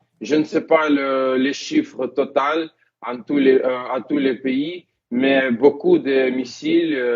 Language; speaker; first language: French; non-native, fluent; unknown